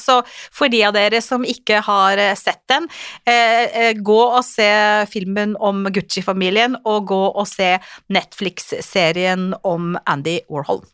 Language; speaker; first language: Norwegian; native; Norwegian